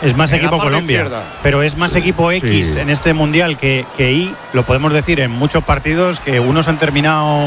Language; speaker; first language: Spanish; native; Spanish